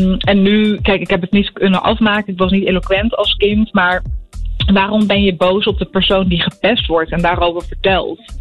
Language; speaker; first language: Dutch; early bilingual, other home language; Arabic